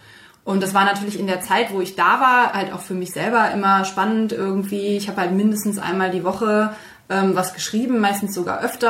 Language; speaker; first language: German; native; German